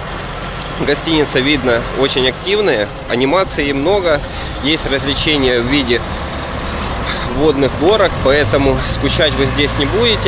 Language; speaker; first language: Russian; native; Russian